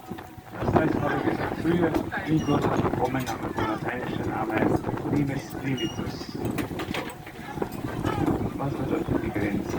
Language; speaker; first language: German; non-native, learner; Croatian